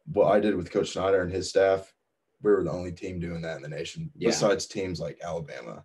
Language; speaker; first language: English; native; English